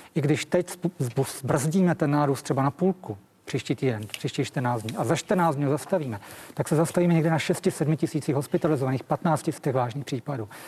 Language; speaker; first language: Czech; native; Czech